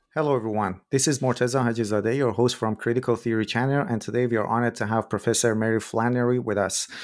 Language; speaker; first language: English; non-native, fluent; Persian